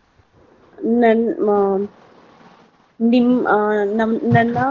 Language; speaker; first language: Kannada; non-native, learner; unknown